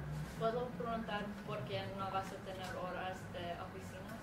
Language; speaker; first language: Spanish; non-native, learner; English